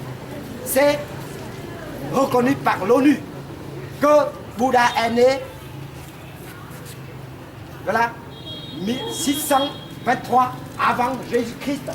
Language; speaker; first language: French; non-native, fluent; Vietnamese